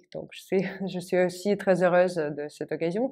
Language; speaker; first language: French; non-native, fluent; Russian